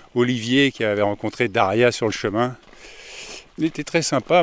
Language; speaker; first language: French; native; French